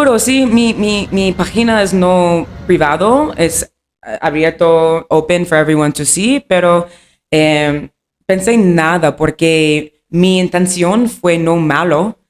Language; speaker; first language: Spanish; non-native, learner; English